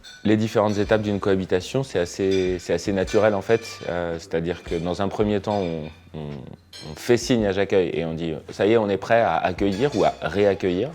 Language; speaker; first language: French; native; French